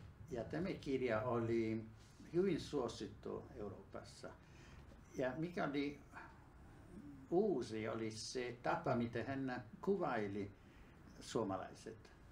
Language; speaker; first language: Finnish; non-native, fluent; Italian